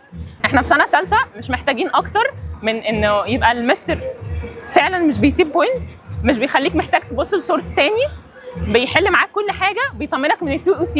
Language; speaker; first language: Arabic; native; Arabic